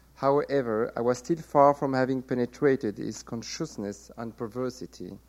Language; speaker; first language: English; non-native, fluent; French